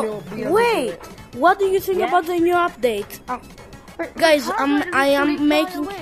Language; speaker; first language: English; non-native, fluent; Greek